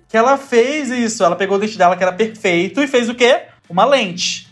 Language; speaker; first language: Portuguese; native; Portuguese